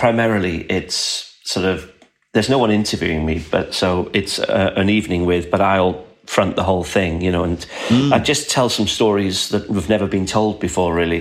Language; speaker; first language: English; native; English